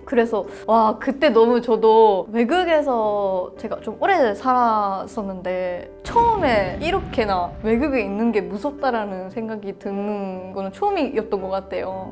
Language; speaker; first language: Korean; non-native, fluent; Japanese